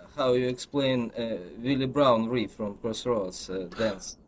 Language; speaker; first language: English; non-native, learner; Ukrainian